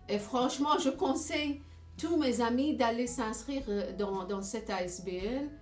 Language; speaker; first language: French; non-native, learner; Arabic